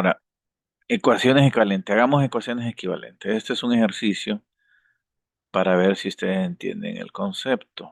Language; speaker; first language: Spanish; native; Spanish